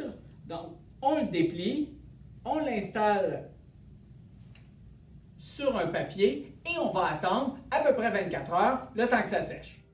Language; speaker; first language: French; native; French